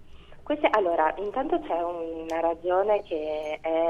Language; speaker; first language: Italian; native; Italian